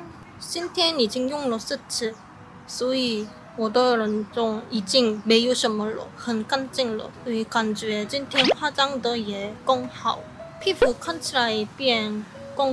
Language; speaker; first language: Chinese; non-native, learner; Korean